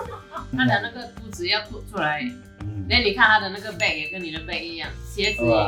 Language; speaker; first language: Chinese; early bilingual, other home language; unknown